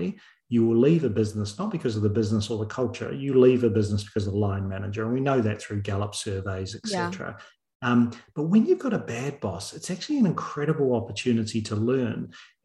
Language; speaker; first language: English; native; English